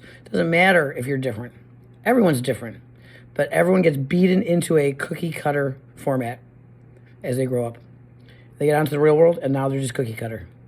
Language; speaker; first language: English; native; English